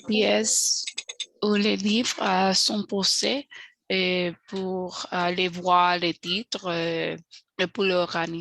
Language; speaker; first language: French; non-native, learner; Spanish